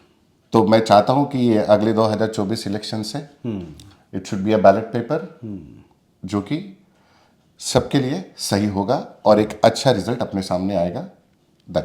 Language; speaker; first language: Hindi; native; Hindi